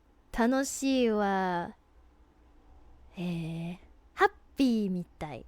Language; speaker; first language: Japanese; non-native, learner; English